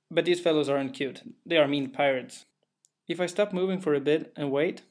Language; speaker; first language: English; non-native, fluent; Swedish